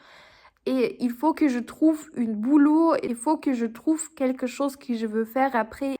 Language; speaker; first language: French; non-native, fluent; German